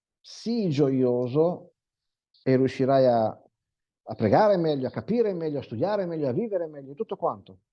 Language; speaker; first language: Italian; non-native, fluent; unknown